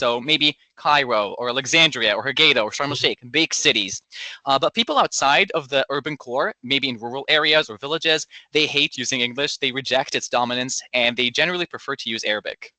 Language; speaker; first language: English; non-native, local second language; Arabic